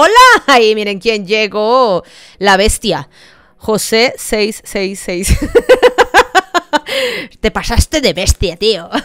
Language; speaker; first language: Spanish; native; Spanish